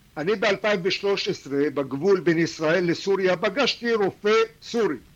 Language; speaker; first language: Hebrew; non-native, local second language; Arabic